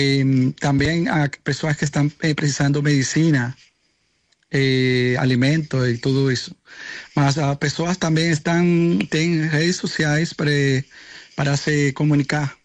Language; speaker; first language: Portuguese; non-native, learner; Spanish